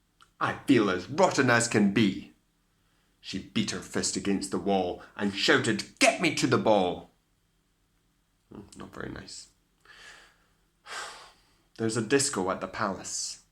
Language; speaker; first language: English; native; English